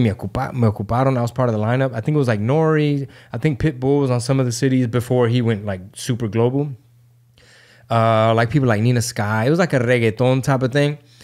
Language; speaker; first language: English; early bilingual, other home language; Spanish